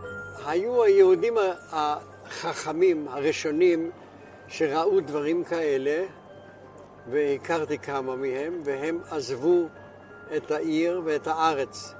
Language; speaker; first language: Hebrew; non-native, fluent; German